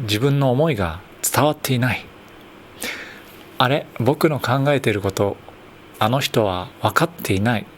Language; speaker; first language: Japanese; native; Japanese